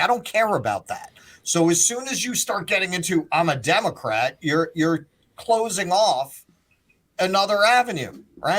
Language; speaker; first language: English; native; English